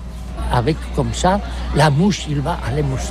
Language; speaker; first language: French; non-native, learner; Catalan